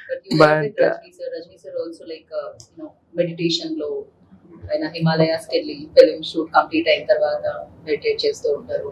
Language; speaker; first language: Telugu; native; Telugu